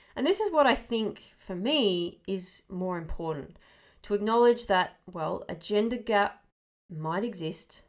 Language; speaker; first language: English; native; English